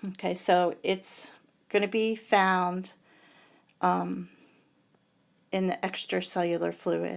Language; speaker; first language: English; native; English